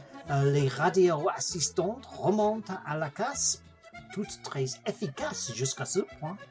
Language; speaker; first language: French; non-native, learner; English